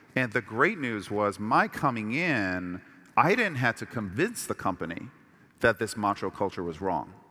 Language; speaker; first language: English; early bilingual, other home language; Persian